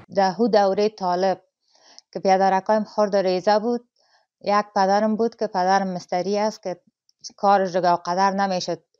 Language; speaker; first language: Persian; native; Persian